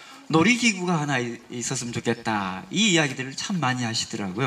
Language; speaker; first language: Korean; native; Korean